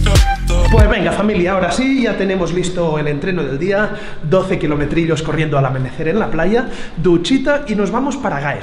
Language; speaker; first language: Spanish; native; Spanish